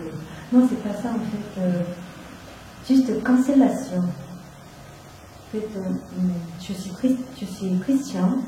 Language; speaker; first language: French; non-native, fluent; Korean